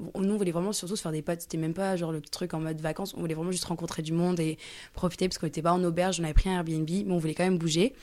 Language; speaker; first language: French; early bilingual, other home language; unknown